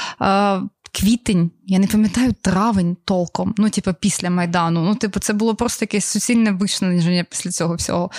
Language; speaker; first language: Ukrainian; native; Ukrainian